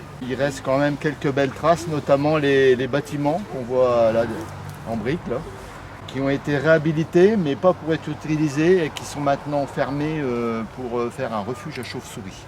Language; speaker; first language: French; native; French